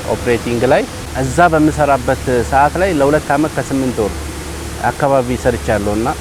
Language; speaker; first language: Amharic; native; Amharic